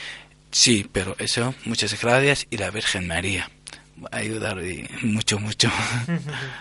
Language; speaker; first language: Spanish; non-native, learner; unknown